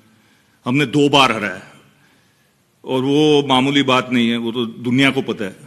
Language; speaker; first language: Hindi; non-native, local second language; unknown